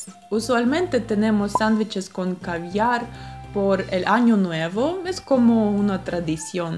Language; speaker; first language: Spanish; non-native, fluent; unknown